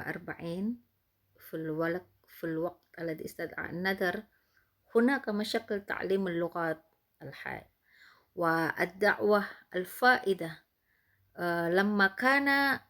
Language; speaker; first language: Arabic; non-native, fluent; Indonesian